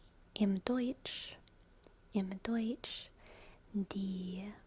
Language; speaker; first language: German; non-native, learner; English